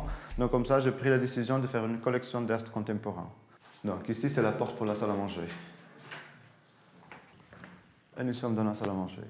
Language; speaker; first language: French; non-native, fluent; Portuguese